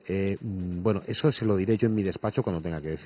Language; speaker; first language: Spanish; native; Spanish